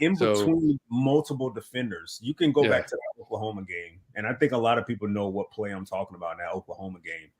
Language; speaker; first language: English; native; English